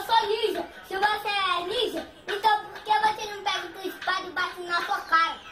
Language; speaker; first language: Portuguese; native; Portuguese